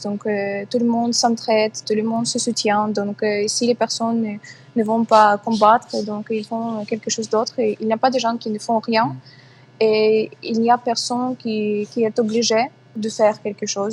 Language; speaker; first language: French; non-native, fluent; Ukrainian